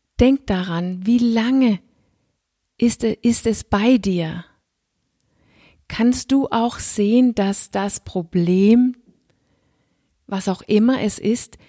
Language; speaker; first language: German; non-native, fluent; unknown